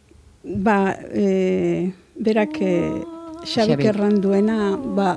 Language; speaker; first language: Basque; non-native, local second language; Spanish